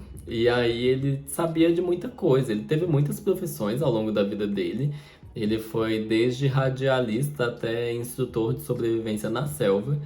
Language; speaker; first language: Portuguese; native; Portuguese